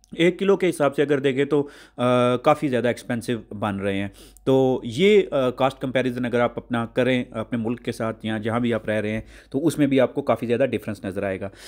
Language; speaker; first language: Urdu; native; Urdu